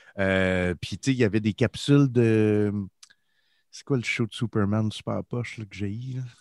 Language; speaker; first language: French; native; French